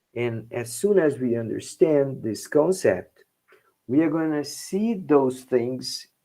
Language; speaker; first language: English; non-native, fluent; Portuguese